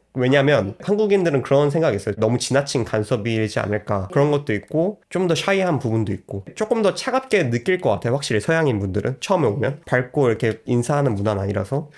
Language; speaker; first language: Korean; native; Korean